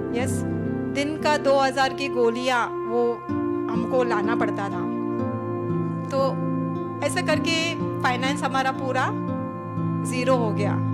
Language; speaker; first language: Hindi; non-native, local second language; Marathi